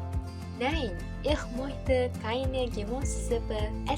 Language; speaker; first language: German; non-native, learner; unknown